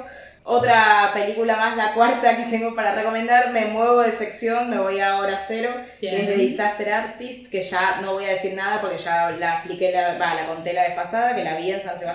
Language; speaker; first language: Spanish; native; Spanish